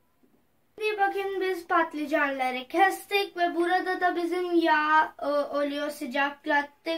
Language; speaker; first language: Turkish; non-native, fluent; Urdu